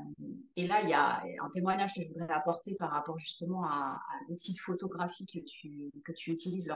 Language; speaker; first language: French; native; French